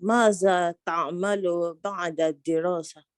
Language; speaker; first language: Arabic; non-native, learner; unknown